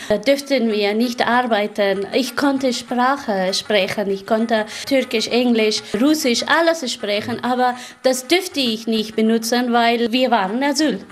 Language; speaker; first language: German; non-native, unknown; Persian